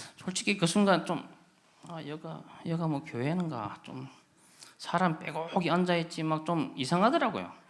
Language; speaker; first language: Korean; native; Korean